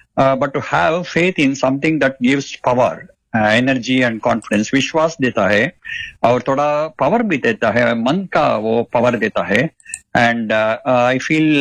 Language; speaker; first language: Hindi; non-native, local second language; Telugu